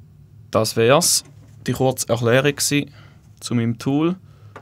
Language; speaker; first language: German; native; German